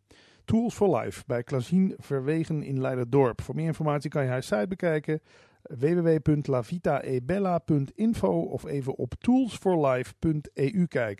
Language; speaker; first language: Dutch; native; Dutch